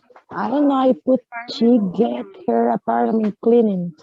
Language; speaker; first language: English; non-native, learner; Spanish